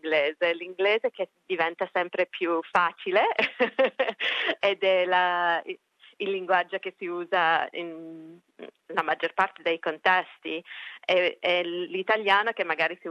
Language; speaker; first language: Italian; early bilingual, heritage; Italian